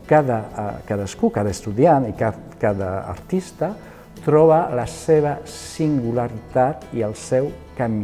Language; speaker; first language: Catalan; non-native, fluent; French